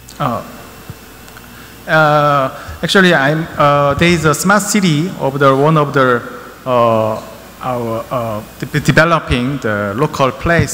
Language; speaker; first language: English; non-native, learner; Korean